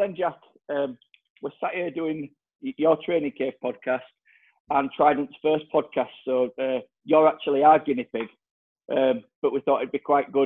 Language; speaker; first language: English; native; English